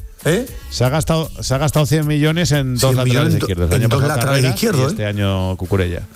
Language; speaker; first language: Spanish; native; Spanish